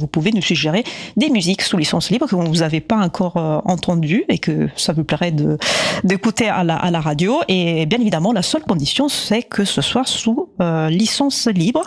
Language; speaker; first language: French; native; French